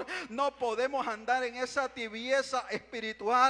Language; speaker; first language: Spanish; native; Spanish